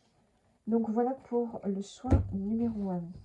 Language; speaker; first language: French; native; French